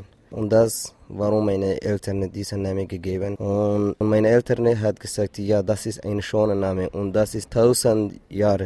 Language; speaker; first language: German; non-native, learner; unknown